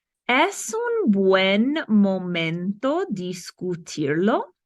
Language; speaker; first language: Spanish; non-native, fluent; English